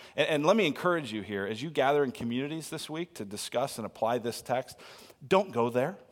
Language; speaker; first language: English; native; English